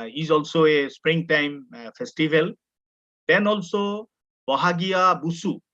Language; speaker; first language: English; non-native, local second language; Assamese